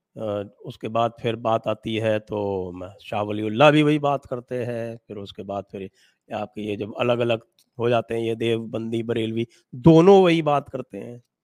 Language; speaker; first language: Hindi; native; Hindi